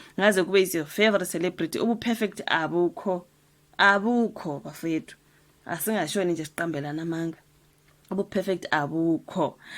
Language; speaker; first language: Zulu; native; Zulu